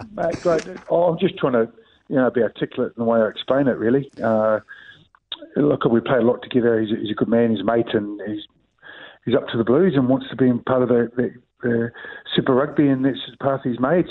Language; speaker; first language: English; native; English